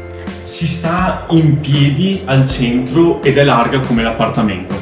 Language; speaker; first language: Italian; native; Italian